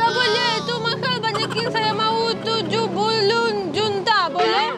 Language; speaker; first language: Indonesian; non-native, learner; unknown